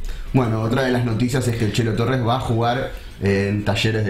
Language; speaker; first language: Spanish; native; Spanish